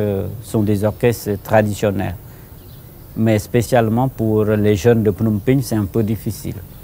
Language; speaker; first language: French; non-native, fluent; Khmer